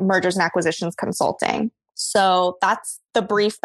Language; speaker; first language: English; native; English